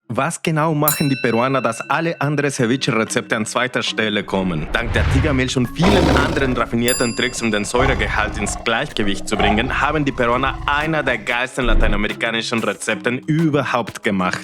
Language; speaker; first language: German; non-native, fluent; Spanish